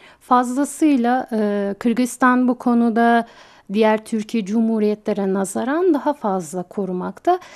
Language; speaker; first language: Turkish; native; Turkish